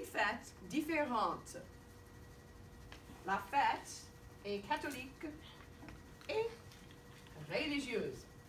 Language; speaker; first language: French; non-native, fluent; English